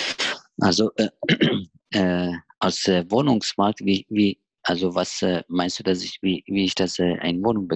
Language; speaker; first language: German; non-native, learner; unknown